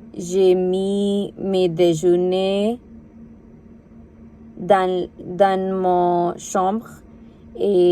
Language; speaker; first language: French; non-native, learner; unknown